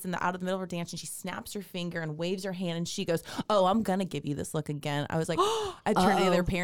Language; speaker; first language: English; native; English